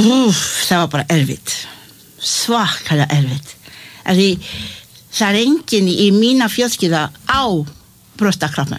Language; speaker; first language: Icelandic; non-native, learner; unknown